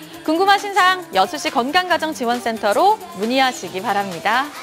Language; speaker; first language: Korean; native; Korean